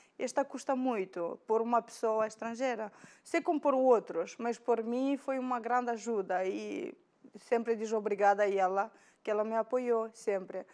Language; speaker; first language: Portuguese; non-native, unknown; Romanian